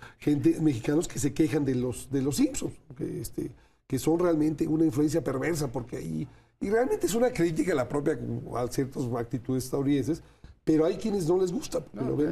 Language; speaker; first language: Spanish; native; Spanish